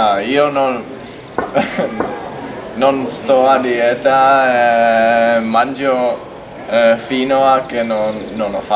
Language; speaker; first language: Italian; non-native, fluent; Czech